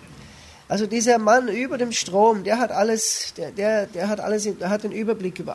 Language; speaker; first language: German; native; German